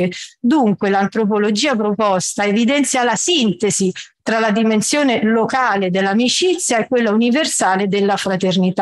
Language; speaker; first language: Italian; native; Italian